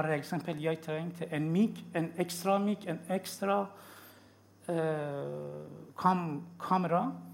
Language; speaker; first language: Norwegian; non-native, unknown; Persian